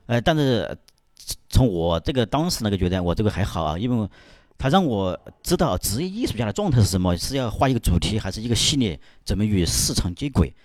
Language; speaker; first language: Chinese; native; Chinese